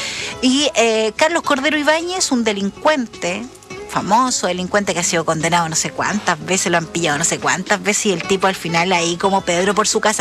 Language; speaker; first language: Spanish; native; Spanish